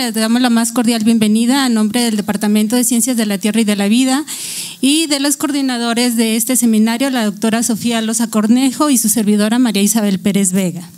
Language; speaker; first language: Spanish; native; Spanish